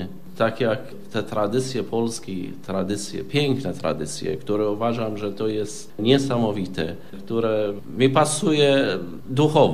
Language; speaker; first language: Polish; non-native, fluent; Arabic